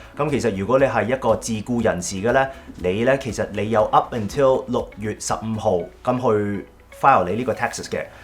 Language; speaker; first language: Cantonese; early bilingual, heritage; Cantonese